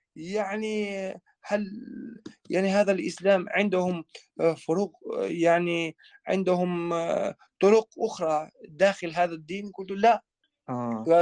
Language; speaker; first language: Arabic; non-native, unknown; Albanian